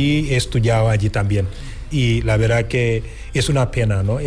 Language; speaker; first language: Spanish; non-native, fluent; Wolof